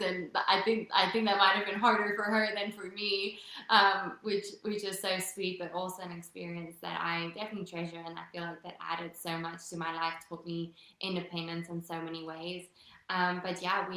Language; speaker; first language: English; non-native, local second language; Afrikaans